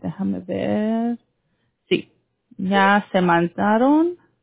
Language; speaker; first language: Spanish; early bilingual, heritage; Spanish